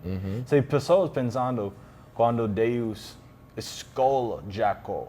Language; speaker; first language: Portuguese; non-native, learner; English